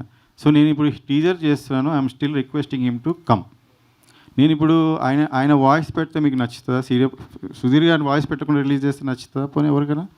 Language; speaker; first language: Telugu; native; Telugu